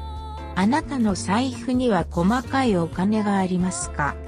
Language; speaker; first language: Japanese; non-native, learner; English